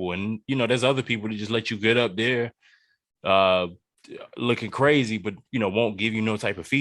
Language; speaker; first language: English; native; English